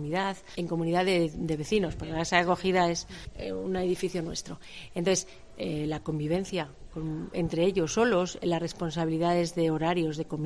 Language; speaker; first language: Spanish; native; Spanish